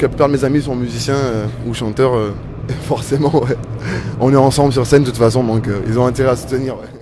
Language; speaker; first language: French; native; French